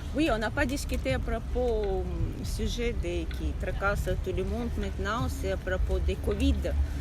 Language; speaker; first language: French; non-native, learner; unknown